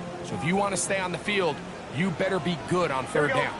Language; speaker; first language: English; native; English